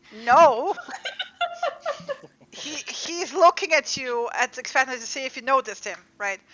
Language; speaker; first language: English; native; English